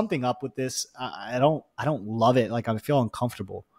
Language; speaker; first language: English; native; English